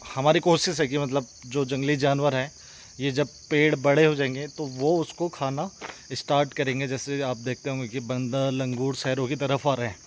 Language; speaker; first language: Hindi; native; Hindi